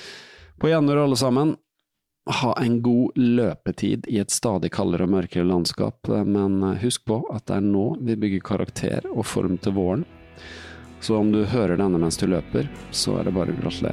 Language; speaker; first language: Norwegian; native; Norwegian